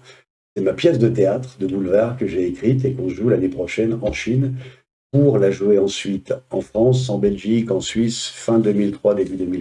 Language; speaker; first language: French; native; French